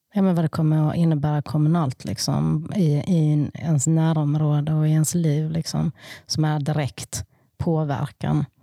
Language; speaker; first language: Swedish; early bilingual, other home language; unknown